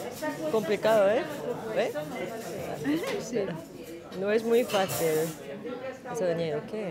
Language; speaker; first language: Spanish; non-native, fluent; Korean